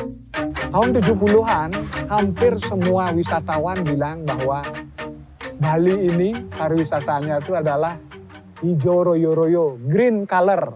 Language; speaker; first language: Indonesian; non-native, local second language; Balinese